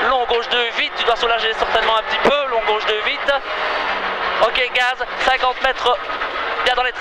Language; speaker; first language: French; native; French